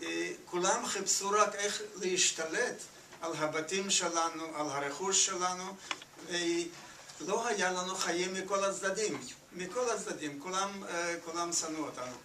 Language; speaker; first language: Hebrew; non-native, fluent; Yiddish